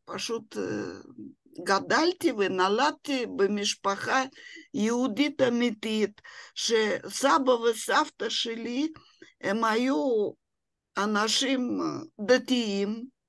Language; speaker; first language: Hebrew; non-native, fluent; Russian